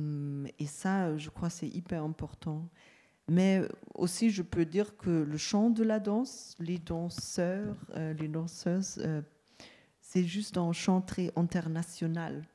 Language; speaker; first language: French; non-native, fluent; German